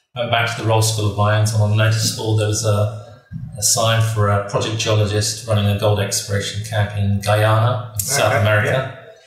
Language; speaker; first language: English; native; English